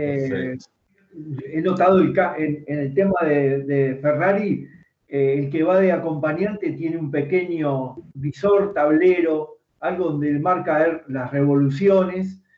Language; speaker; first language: Spanish; native; Spanish